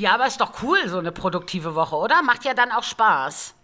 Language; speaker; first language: German; native; German